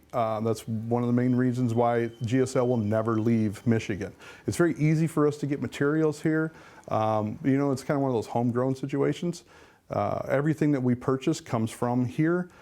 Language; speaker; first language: English; native; English